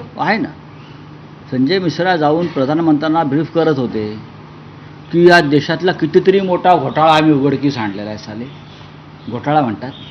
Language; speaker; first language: Marathi; native; Marathi